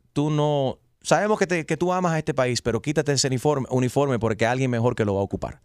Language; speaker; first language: Spanish; early bilingual, heritage; Spanish